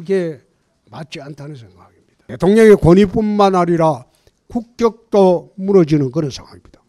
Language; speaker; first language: Korean; native; Korean